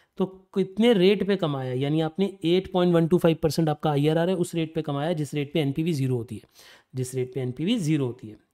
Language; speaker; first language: Hindi; native; Hindi